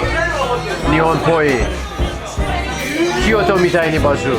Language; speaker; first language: Japanese; non-native, learner; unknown